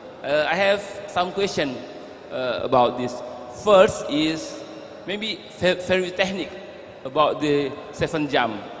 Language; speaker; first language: English; non-native, learner; Indonesian